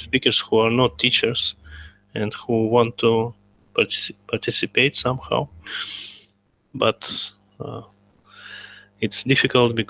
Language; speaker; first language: English; non-native, learner; Russian